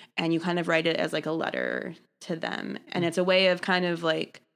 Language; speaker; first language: English; native; English